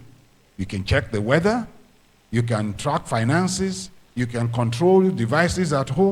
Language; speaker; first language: English; non-native, local second language; Yoruba